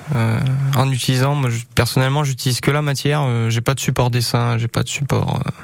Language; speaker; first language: French; native; French